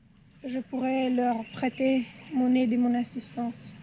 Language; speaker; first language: French; non-native, fluent; Persian